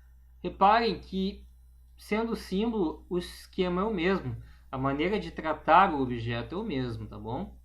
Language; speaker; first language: Portuguese; native; Portuguese